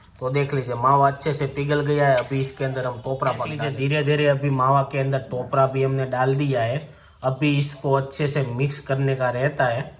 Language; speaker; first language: Hindi; non-native, local second language; Gujarati